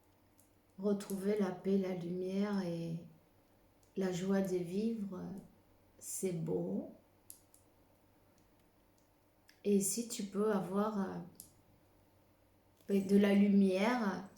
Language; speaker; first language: French; non-native, fluent; Spanish